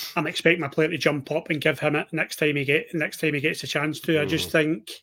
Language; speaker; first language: English; native; English